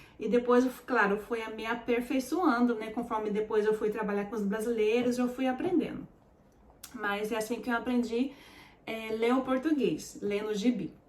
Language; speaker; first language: Portuguese; early bilingual, heritage; Portuguese